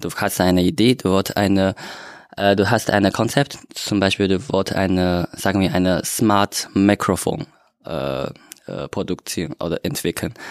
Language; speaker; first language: German; non-native, learner; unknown